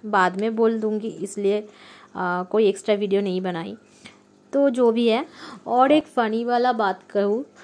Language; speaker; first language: Hindi; non-native, local second language; Bangla